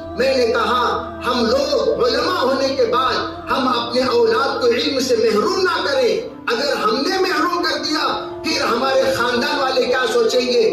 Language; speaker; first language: Urdu; native; Urdu